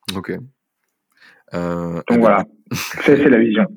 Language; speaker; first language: French; native; French